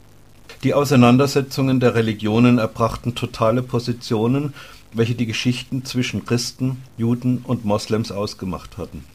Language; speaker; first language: German; native; German